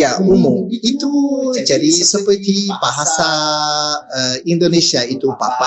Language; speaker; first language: Indonesian; non-native, learner; Japanese